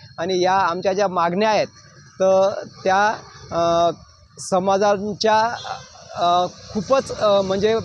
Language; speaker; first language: Marathi; non-native, local second language; Lambadi